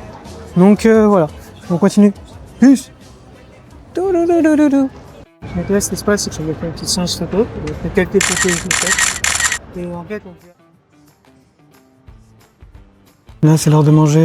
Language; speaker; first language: French; native; French